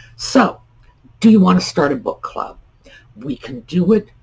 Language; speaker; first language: English; native; English